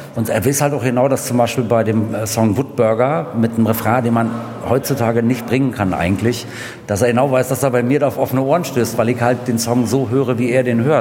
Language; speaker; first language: German; native; German